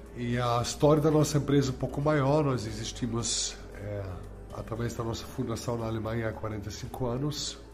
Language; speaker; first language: Portuguese; non-native, fluent; German